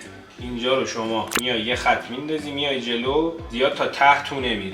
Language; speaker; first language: Persian; native; Persian